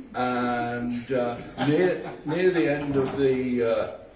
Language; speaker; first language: English; native; English